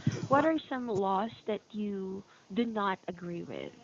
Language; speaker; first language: English; non-native, fluent; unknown